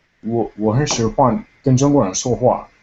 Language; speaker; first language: Chinese; non-native, learner; English